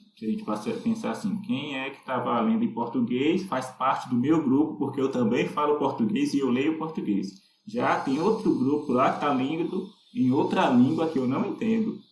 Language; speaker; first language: Portuguese; native; Portuguese